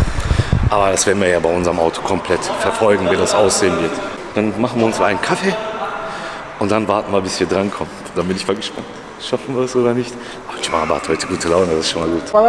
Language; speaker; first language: German; native; German